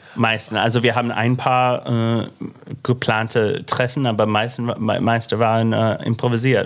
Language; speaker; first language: German; non-native, fluent; English